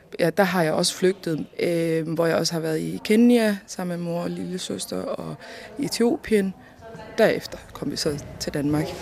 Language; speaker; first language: Danish; early bilingual, other home language; Somali